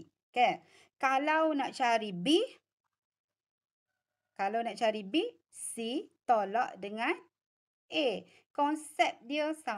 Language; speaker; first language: Malay; native; Malay